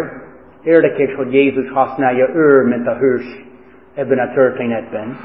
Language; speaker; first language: Hungarian; non-native, fluent; English